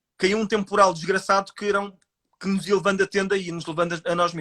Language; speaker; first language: Portuguese; native; Portuguese